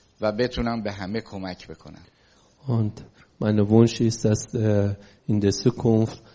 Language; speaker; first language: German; non-native, learner; Persian